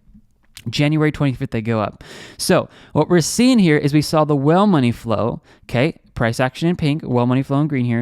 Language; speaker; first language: English; native; English